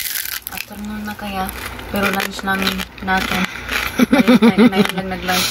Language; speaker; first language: Filipino; non-native, local second language; Hiligaynon